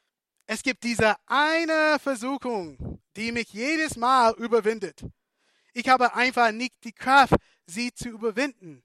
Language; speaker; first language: German; non-native, fluent; English